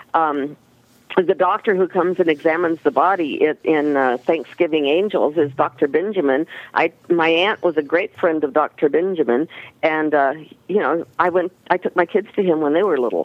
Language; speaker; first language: English; native; English